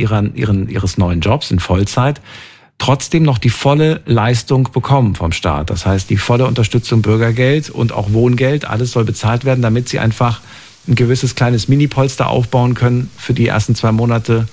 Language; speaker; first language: German; native; German